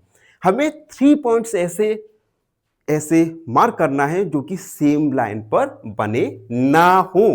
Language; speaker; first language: Hindi; native; Hindi